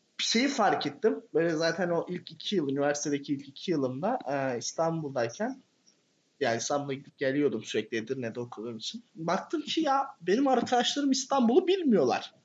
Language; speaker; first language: Turkish; native; Turkish